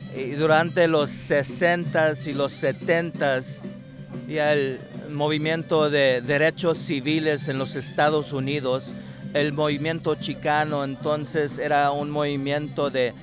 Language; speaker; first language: Spanish; native; Spanish